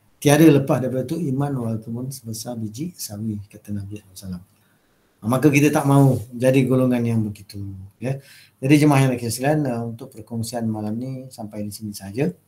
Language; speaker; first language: Malay; native; Malay